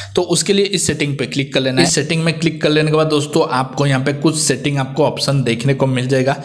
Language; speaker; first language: Hindi; native; Hindi